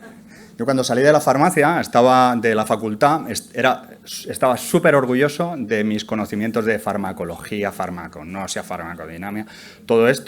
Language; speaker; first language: Spanish; native; Spanish